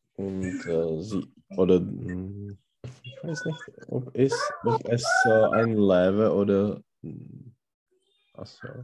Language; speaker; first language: German; non-native, learner; Czech